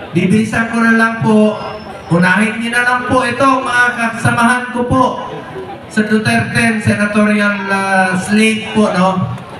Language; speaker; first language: Filipino; non-native, local second language; Cebuano